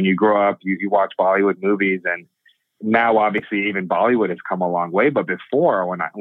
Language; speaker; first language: English; native; English